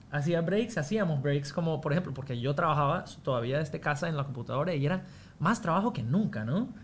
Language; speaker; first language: Spanish; non-native, fluent; English